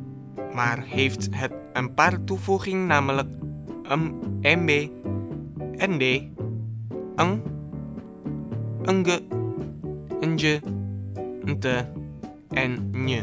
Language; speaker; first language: Dutch; non-native, learner; Indonesian